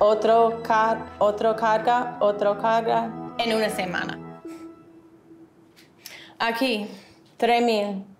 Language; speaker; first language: Spanish; non-native, learner; English